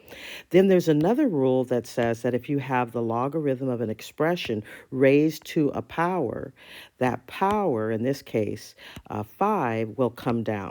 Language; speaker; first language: English; native; English